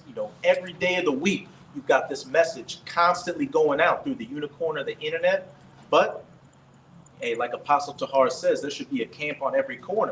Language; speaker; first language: English; native; English